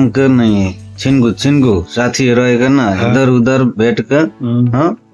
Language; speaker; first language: Hindi; non-native, learner; Nepali